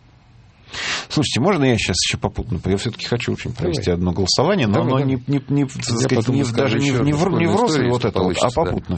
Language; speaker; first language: Russian; native; Russian